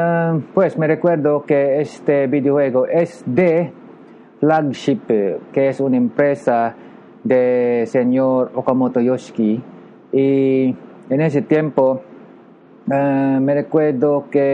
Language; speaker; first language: Spanish; non-native, learner; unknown